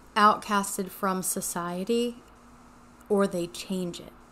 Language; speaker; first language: English; native; English